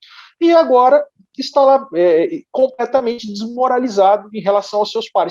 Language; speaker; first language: Portuguese; native; Portuguese